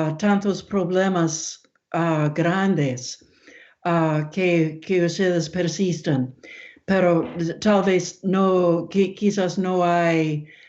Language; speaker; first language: Spanish; non-native, learner; English